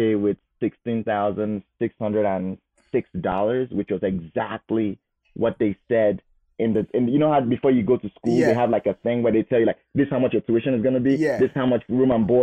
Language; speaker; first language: English; non-native, local second language; Igbo